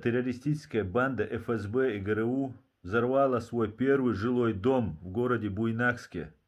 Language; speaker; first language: Russian; non-native, local second language; Chechen